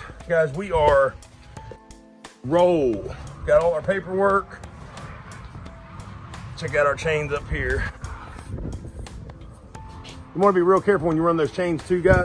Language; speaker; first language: English; native; English